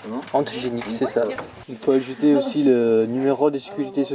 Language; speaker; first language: French; non-native, fluent; Italian